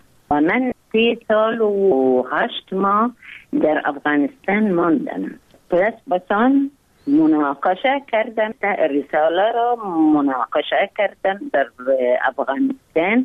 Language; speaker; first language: Persian; non-native, fluent; Arabic